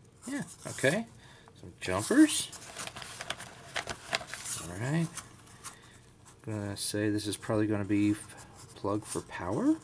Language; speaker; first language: English; native; English